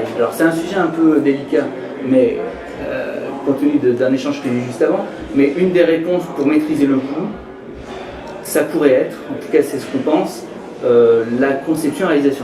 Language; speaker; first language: French; native; French